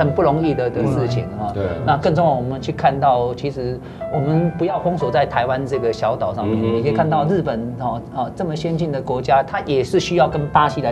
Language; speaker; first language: Chinese; native; Chinese